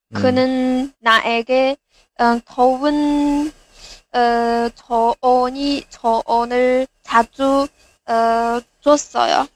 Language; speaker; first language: Korean; non-native, learner; Chinese